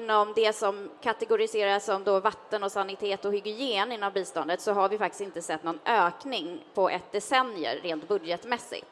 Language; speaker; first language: Swedish; native; Swedish